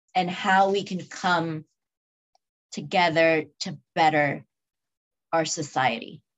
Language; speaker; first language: English; early bilingual, other home language; Spanish